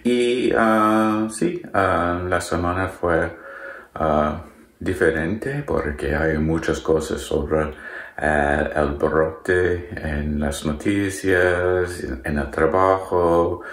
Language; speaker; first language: Spanish; non-native, learner; English